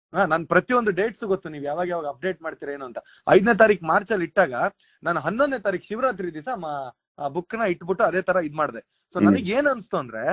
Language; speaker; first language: Kannada; native; Kannada